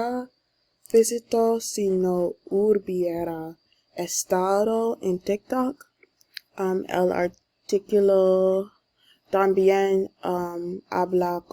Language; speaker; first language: Spanish; non-native, learner; English